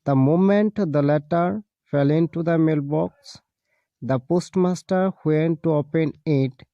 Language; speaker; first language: English; non-native, local second language; Assamese